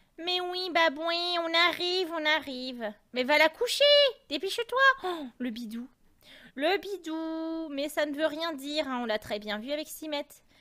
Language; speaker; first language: French; native; French